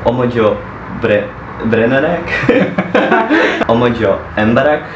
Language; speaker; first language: Hungarian; non-native, learner; Portuguese